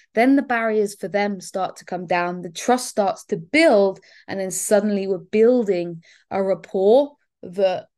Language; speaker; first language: English; native; English